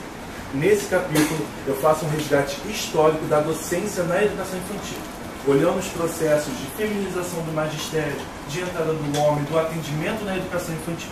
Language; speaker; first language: Portuguese; native; Portuguese